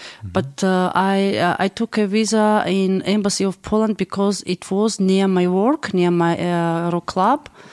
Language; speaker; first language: English; non-native, learner; Georgian